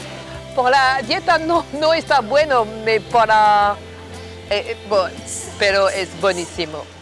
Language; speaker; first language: Spanish; non-native, learner; French